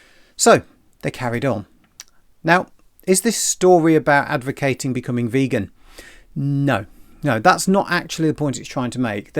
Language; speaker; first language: English; native; English